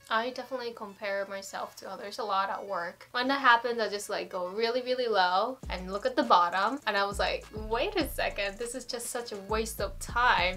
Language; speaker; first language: English; non-native, fluent; Japanese